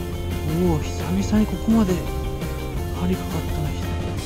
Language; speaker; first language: Japanese; native; Japanese